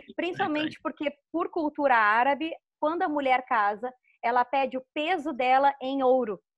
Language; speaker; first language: Portuguese; native; Portuguese